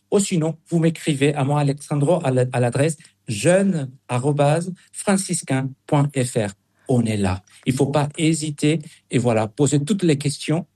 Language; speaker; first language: French; non-native, fluent; Spanish